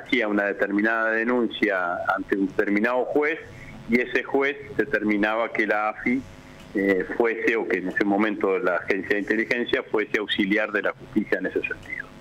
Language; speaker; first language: Spanish; native; Spanish